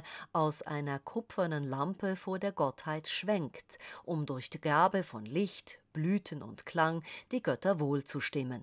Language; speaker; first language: German; native; German